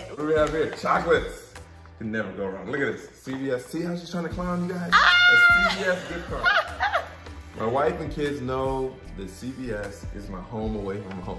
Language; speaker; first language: English; native; English